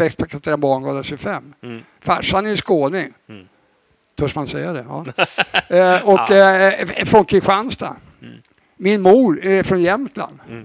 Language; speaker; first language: Swedish; native; Swedish